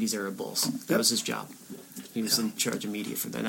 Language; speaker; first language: English; native; English